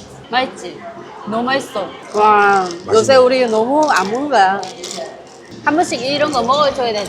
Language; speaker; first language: Korean; non-native, learner; Vietnamese